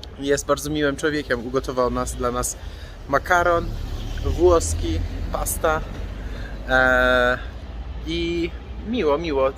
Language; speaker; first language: Polish; non-native, fluent; Persian